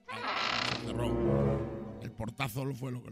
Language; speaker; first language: Spanish; native; Spanish